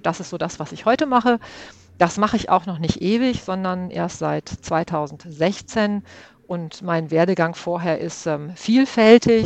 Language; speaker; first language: German; native; German